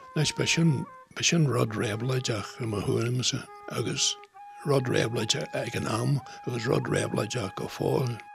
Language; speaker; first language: Irish; non-native, local second language; English